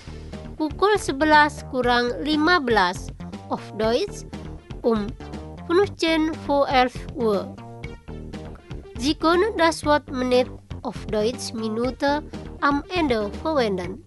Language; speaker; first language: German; non-native, learner; Indonesian